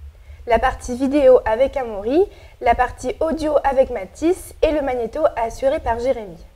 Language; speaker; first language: French; native; French